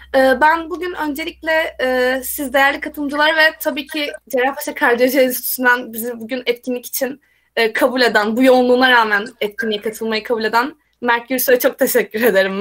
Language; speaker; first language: Turkish; native; Turkish